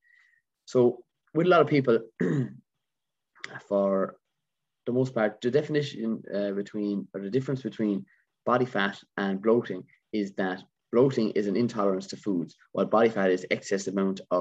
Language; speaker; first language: English; native; English